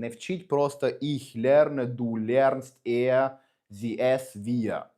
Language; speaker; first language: German; non-native, fluent; Ukrainian